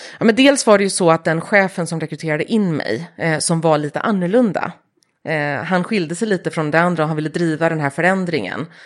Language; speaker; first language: Swedish; early bilingual, heritage; Swedish